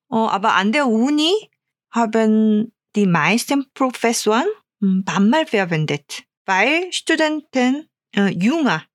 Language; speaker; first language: German; non-native, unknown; Korean